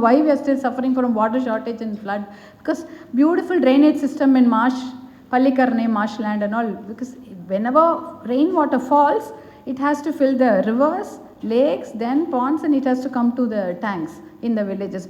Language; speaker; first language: English; non-native, local second language; Tamil